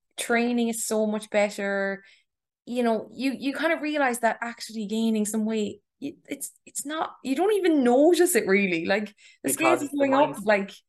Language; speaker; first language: English; native; English